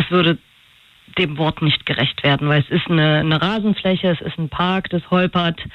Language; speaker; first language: German; native; German